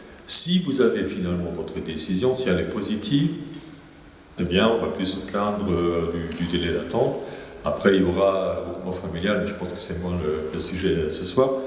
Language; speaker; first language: French; native; French